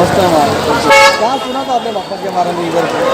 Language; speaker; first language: Hindi; native; Hindi